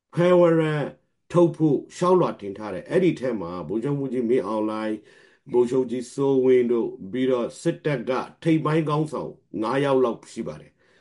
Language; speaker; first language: Burmese; non-native, local second language; Rohingya